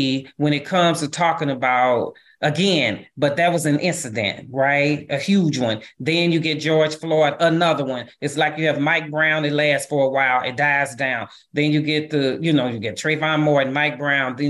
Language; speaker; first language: English; native; English